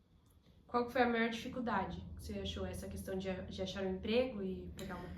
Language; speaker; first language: Portuguese; native; Portuguese